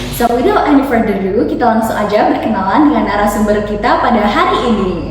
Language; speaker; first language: Indonesian; native; Indonesian